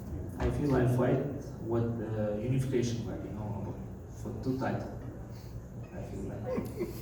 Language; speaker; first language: English; non-native, learner; Russian